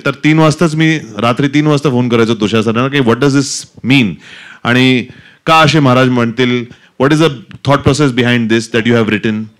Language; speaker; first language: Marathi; non-native, local second language; Hindi